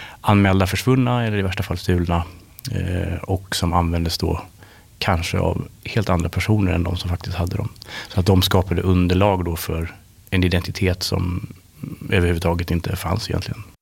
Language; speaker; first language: Swedish; native; Swedish